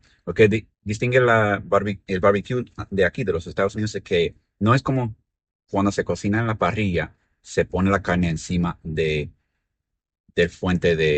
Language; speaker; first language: Spanish; early bilingual, heritage; Spanish